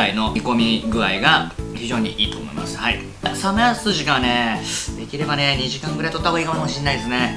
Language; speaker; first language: Japanese; native; Japanese